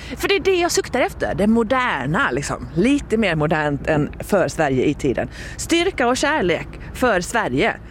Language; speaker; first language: Swedish; native; Swedish